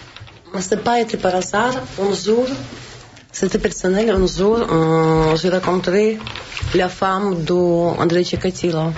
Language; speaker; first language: French; non-native, learner; Russian